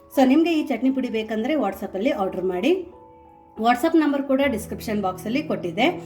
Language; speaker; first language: Kannada; non-native, local second language; Marathi